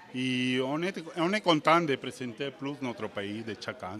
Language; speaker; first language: French; non-native, fluent; Spanish